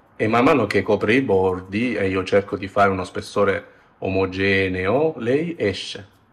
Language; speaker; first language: Italian; native; Italian